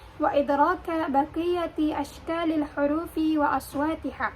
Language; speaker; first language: Arabic; non-native, learner; Indonesian